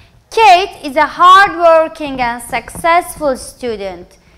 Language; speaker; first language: English; non-native, fluent; Turkish